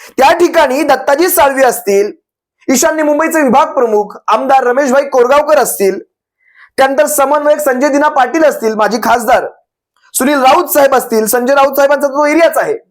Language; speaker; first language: Marathi; native; Marathi